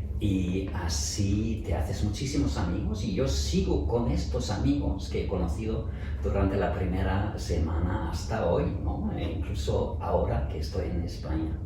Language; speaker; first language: Spanish; non-native, fluent; German